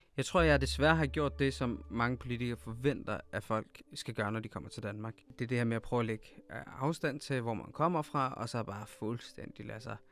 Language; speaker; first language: Danish; early bilingual, other home language; Arabic